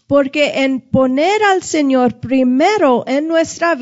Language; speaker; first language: Spanish; non-native, fluent; English